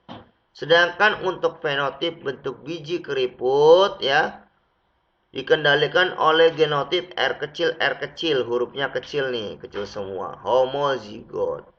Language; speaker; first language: Indonesian; native; Indonesian